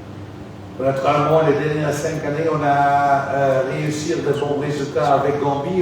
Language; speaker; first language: French; non-native, fluent; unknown